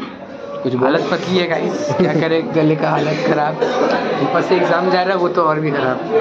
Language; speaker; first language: Hindi; non-native, local second language; Bangla